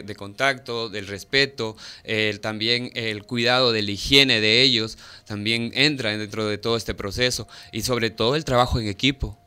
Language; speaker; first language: Spanish; native; Spanish